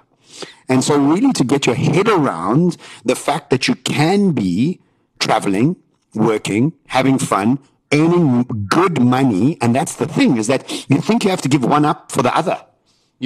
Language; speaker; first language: English; native; English